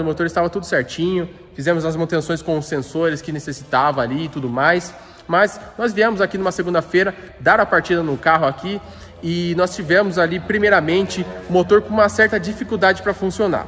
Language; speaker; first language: Portuguese; native; Portuguese